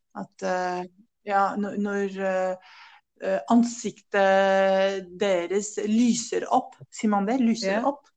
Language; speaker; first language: Norwegian; non-native, fluent; French